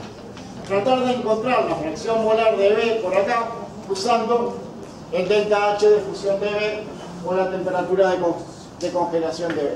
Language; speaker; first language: Spanish; native; Spanish